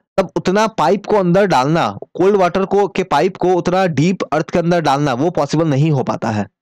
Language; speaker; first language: Hindi; native; Hindi